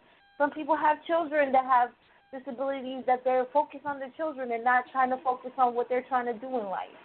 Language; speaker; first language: English; early bilingual, other home language; Spanish